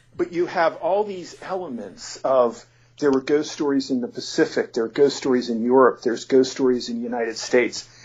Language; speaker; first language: English; native; English